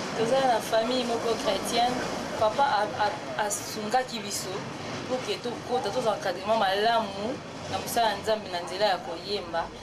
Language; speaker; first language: Lingala; native; Lingala